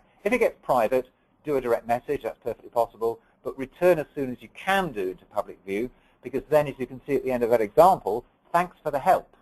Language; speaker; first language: English; native; English